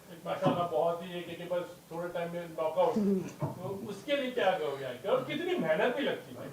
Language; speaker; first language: Hindi; native; Hindi